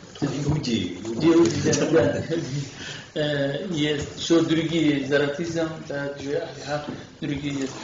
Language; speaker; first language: Russian; non-native, fluent; Kurdish